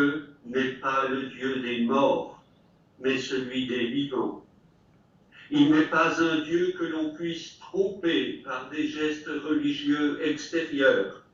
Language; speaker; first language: French; native; French